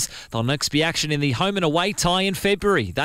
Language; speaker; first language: English; native; English